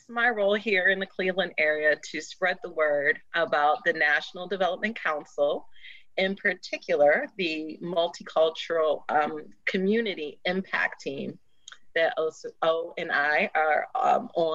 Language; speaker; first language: English; native; English